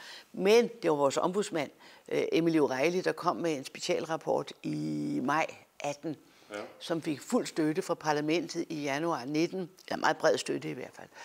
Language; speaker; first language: Danish; native; Danish